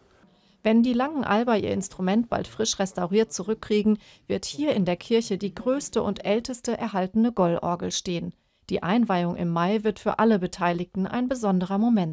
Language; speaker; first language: German; native; German